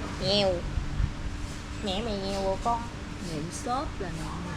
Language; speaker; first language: Korean; non-native, fluent; Vietnamese